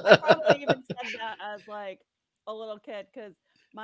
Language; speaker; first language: English; native; English